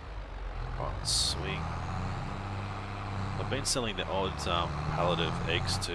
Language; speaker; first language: English; native; English